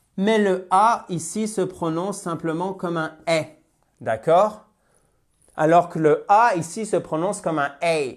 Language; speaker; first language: French; native; French